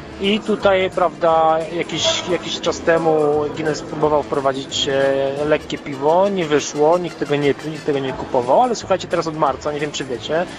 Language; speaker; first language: Polish; native; Polish